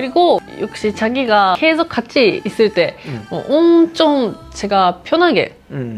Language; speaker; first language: Korean; non-native, fluent; Japanese